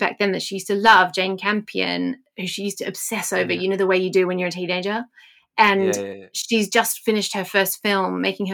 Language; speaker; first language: English; native; English